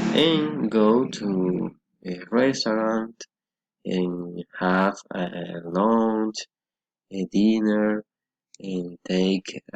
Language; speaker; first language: English; non-native, learner; Spanish